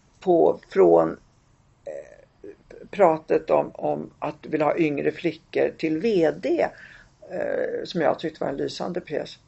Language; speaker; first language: Swedish; early bilingual, other home language; Italian